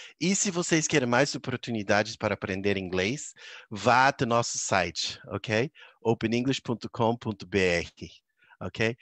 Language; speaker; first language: Portuguese; non-native, fluent; English